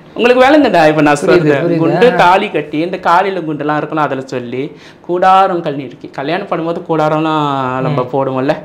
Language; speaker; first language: Tamil; non-native, local second language; Min Nan Chinese